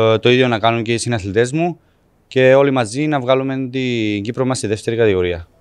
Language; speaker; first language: Greek; non-native, fluent; Serbian